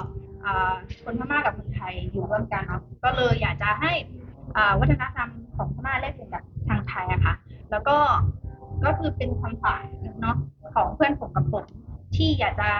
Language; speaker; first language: Thai; non-native, fluent; Burmese